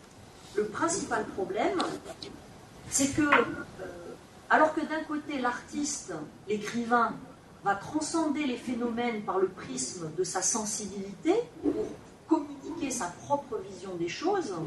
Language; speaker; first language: French; native; French